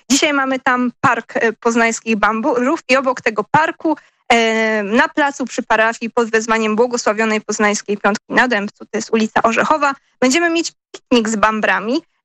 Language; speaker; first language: Polish; native; Polish